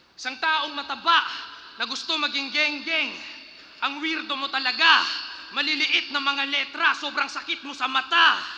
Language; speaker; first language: Filipino; non-native, local second language; Cebuano